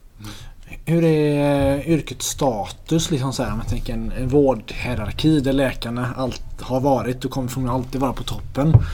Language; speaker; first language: Swedish; native; Swedish